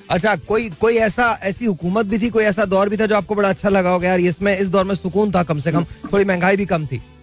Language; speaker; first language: Urdu; native; Urdu